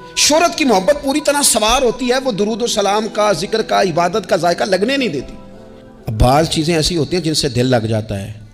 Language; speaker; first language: Urdu; non-native, local second language; Punjabi